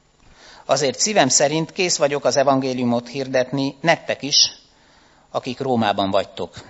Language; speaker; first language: Hungarian; native; Hungarian